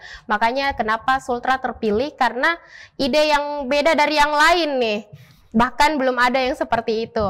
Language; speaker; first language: Indonesian; native; Indonesian